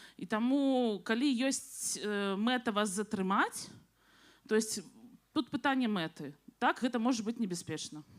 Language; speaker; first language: Belarusian; non-native, local second language; Russian